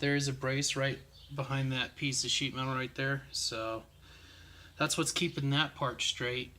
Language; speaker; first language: English; native; English